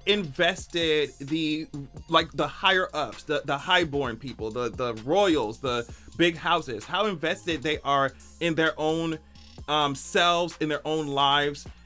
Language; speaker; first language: English; native; English